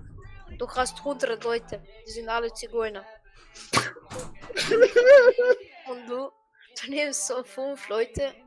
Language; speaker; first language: German; non-native, learner; Croatian